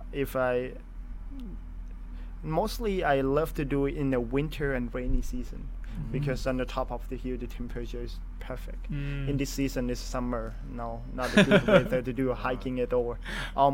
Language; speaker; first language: English; non-native, fluent; Thai